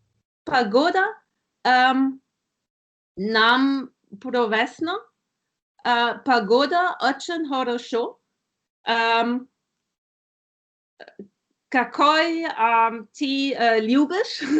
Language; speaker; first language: Russian; non-native, learner; German